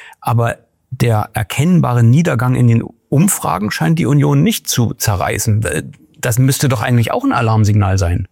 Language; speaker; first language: German; native; German